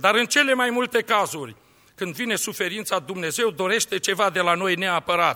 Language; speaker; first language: Romanian; native; Romanian